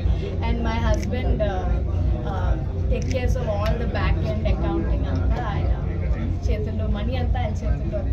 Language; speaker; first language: Telugu; native; Telugu